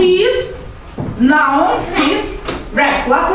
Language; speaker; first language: English; non-native, fluent; Azerbaijani